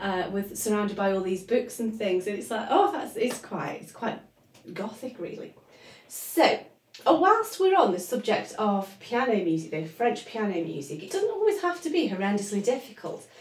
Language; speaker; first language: English; native; English